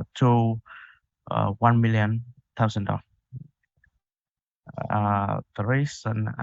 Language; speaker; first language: English; non-native, learner; Vietnamese